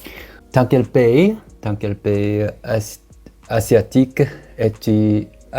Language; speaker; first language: French; non-native, learner; Korean